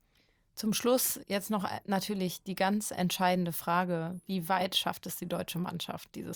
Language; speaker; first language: German; native; German